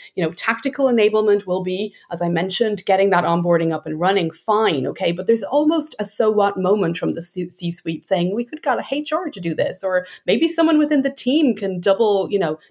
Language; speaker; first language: English; native; English